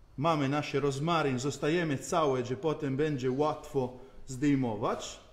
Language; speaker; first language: Polish; non-native, learner; Italian